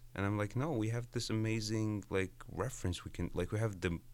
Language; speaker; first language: English; non-native, fluent; Arabic